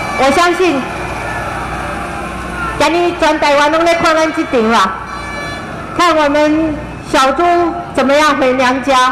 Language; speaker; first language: Chinese; native; Chinese